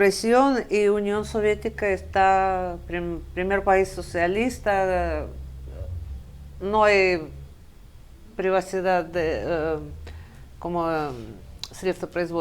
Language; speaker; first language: Spanish; non-native, fluent; Russian